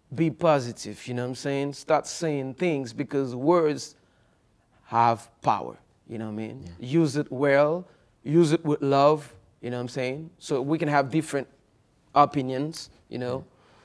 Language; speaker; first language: English; non-native, fluent; Haitian Creole